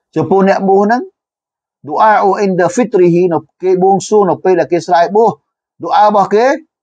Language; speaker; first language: Khmer; non-native, local second language; Western Cham